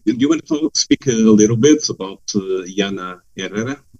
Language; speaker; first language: English; non-native, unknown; Portuguese